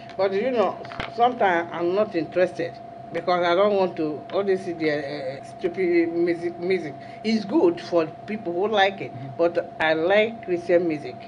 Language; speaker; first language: English; non-native, local second language; Igbo